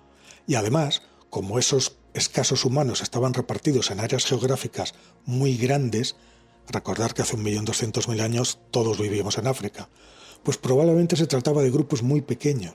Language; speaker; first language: Spanish; native; Spanish